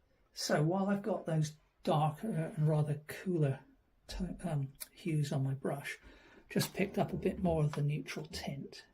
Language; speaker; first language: English; native; English